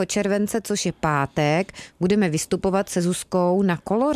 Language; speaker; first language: Czech; native; Czech